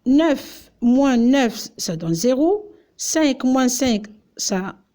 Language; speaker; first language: French; non-native, local second language; Arabic